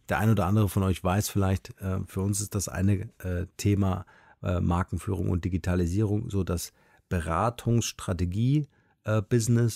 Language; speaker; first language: German; native; German